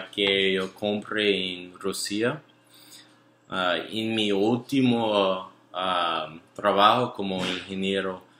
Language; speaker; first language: Spanish; non-native, learner; English